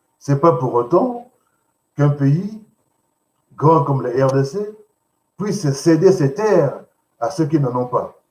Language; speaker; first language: French; non-native, local second language; Lingala